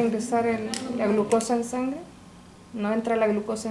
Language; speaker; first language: Spanish; native; Spanish